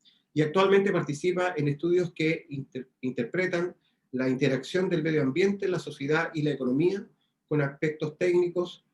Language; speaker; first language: Spanish; native; Spanish